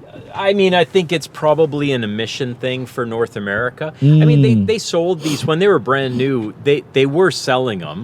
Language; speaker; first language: English; native; English